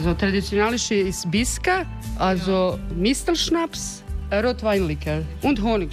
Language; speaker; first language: German; non-native, fluent; Croatian